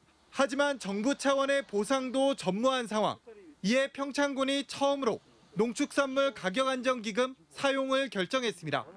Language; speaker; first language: Korean; native; Korean